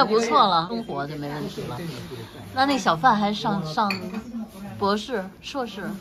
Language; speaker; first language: Chinese; native; Chinese